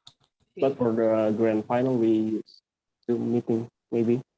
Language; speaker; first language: English; non-native, fluent; Indonesian